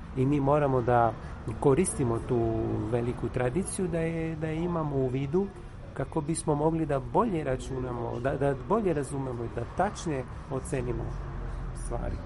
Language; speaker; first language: Serbian; non-native, fluent; Italian